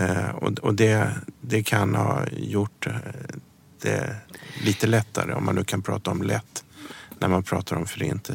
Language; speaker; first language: Swedish; early bilingual, other home language; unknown